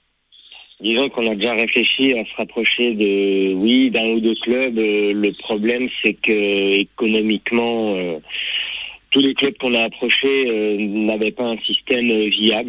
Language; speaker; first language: French; native; French